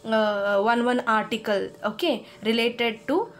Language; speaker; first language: English; non-native, local second language; Kannada